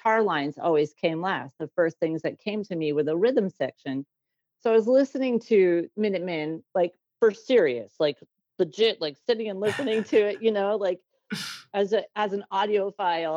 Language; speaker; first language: English; native; English